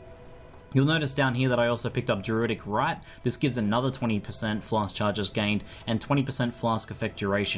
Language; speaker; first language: English; native; English